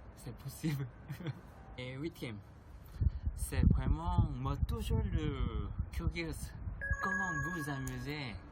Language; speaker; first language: French; non-native, learner; Korean